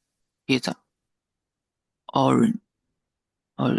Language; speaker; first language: English; non-native, learner; Chinese